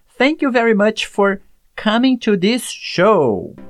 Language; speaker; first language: English; non-native, fluent; Portuguese